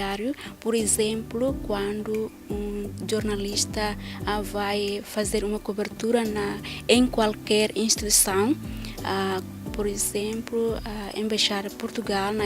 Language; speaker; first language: Portuguese; non-native, fluent; Tetum